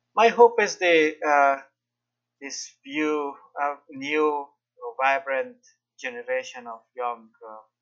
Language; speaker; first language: English; non-native, fluent; Persian